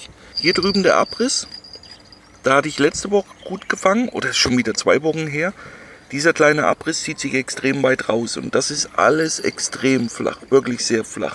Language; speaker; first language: German; native; German